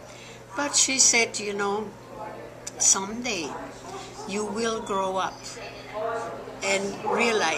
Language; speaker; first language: English; non-native, fluent; German